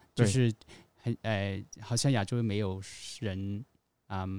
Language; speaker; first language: Chinese; non-native, fluent; Cantonese